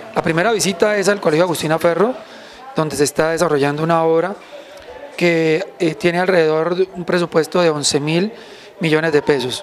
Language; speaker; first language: Spanish; native; Spanish